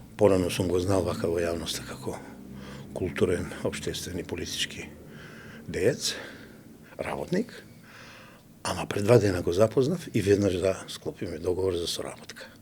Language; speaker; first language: Macedonian; native; Macedonian